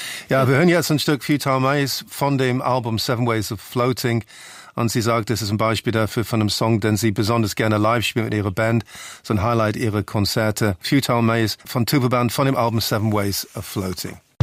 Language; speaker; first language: German; non-native, fluent; English